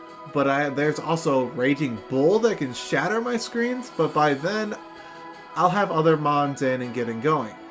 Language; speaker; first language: English; native; English